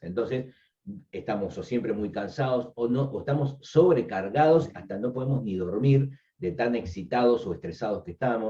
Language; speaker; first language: Spanish; native; Spanish